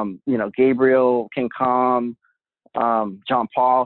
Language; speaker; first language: English; native; English